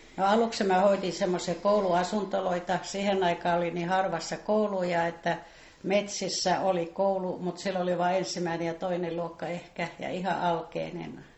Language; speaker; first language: Finnish; native; Finnish